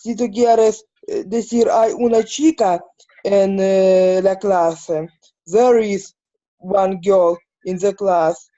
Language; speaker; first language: Spanish; non-native, learner; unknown